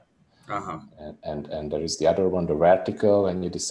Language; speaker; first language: English; non-native, fluent; Hungarian